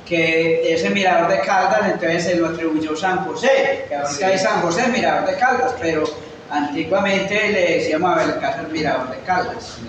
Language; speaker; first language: Spanish; native; Spanish